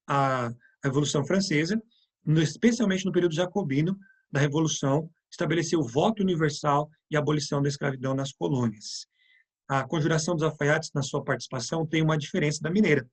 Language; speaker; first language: Portuguese; native; Portuguese